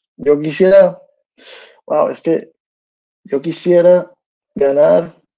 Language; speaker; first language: Spanish; early bilingual, heritage; Spanish